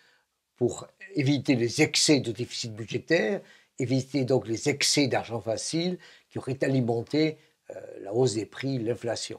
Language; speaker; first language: French; native; French